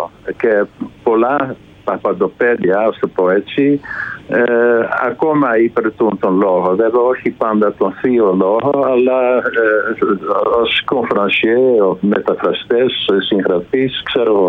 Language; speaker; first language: Greek; non-native, fluent; Dutch